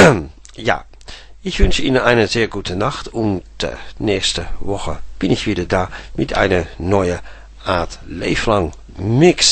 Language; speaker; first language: German; non-native, fluent; Dutch